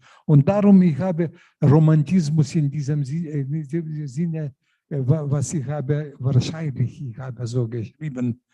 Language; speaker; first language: German; non-native, learner; Lithuanian